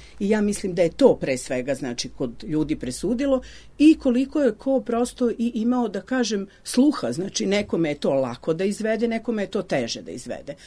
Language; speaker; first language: Serbian; native; Serbian